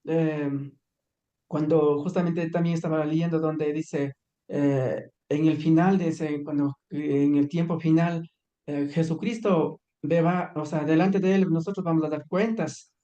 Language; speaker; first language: Spanish; non-native, local second language; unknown